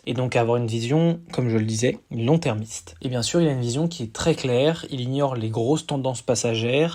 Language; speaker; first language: French; native; French